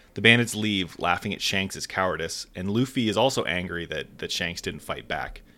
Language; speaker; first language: English; native; English